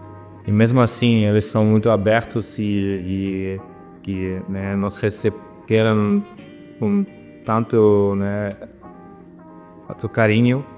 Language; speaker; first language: Portuguese; non-native, fluent; German